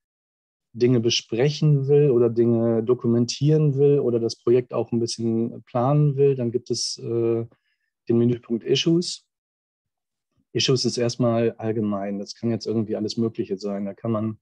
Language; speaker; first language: German; native; German